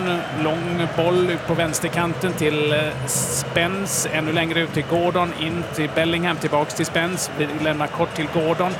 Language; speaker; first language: Swedish; native; Swedish